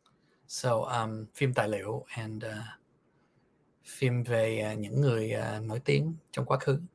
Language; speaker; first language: Vietnamese; early bilingual, heritage; Vietnamese